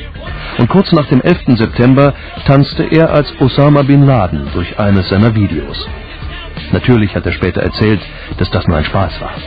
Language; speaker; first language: German; native; German